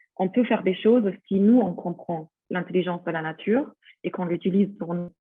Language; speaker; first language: French; non-native, fluent; German